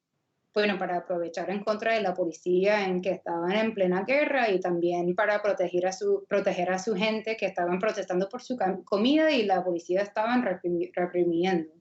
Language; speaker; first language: Spanish; non-native, fluent; English